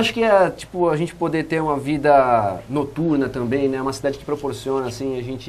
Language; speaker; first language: Portuguese; native; Portuguese